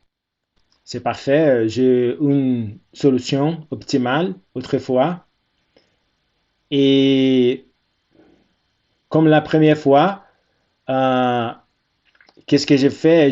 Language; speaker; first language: French; non-native, fluent; Portuguese